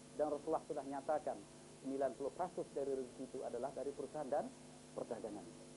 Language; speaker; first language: Malay; native; Malay